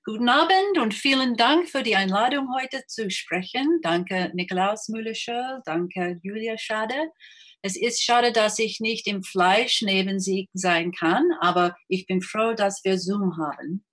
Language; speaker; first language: German; non-native, learner; English